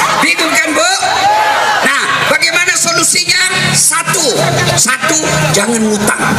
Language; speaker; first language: Indonesian; non-native, local second language; Buginese